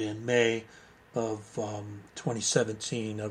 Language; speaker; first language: English; native; English